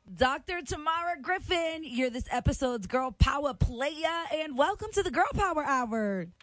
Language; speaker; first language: English; native; English